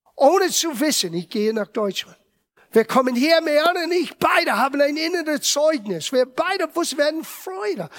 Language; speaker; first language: German; non-native, fluent; English